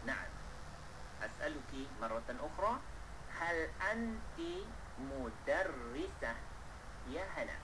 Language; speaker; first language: Arabic; non-native, fluent; Malay